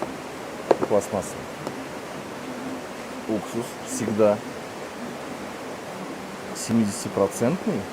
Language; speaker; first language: Russian; native; Russian